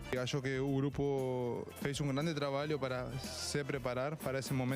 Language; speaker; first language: Portuguese; non-native, fluent; Spanish